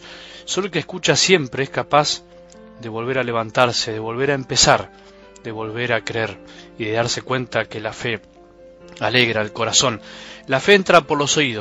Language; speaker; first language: Spanish; native; Spanish